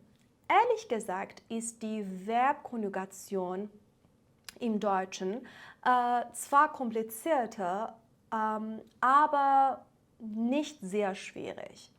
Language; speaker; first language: German; non-native, fluent; Persian